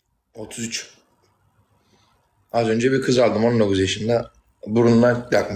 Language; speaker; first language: Turkish; native; Turkish